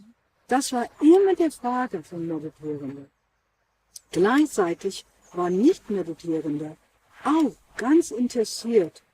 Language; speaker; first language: German; non-native, fluent; English